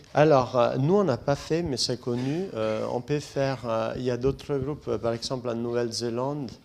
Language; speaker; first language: French; non-native, fluent; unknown